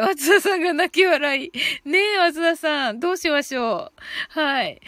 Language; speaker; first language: Japanese; native; Japanese